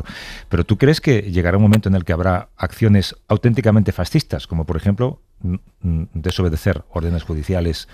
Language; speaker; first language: Spanish; native; Spanish